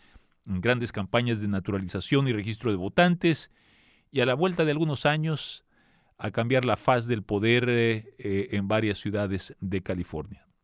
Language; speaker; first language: Spanish; native; Spanish